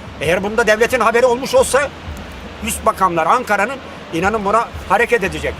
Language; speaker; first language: Turkish; native; Turkish